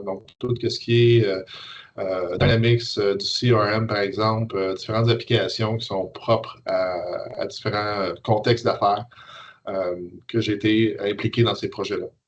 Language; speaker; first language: French; native; French